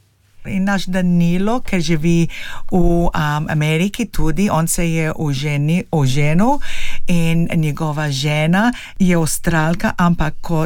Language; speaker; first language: Slovenian; early bilingual, heritage; English